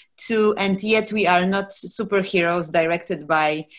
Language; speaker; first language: English; non-native, fluent; Dutch